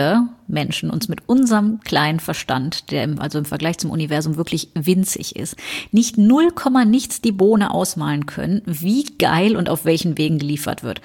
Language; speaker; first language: German; native; German